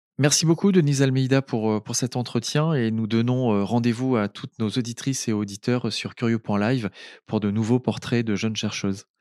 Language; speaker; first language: French; native; French